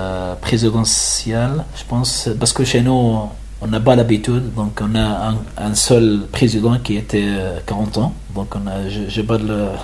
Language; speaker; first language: French; non-native, learner; Arabic